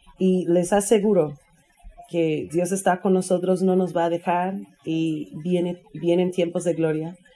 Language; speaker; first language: Spanish; non-native, fluent; English